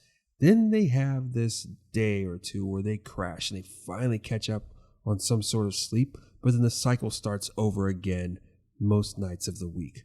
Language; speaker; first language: English; native; English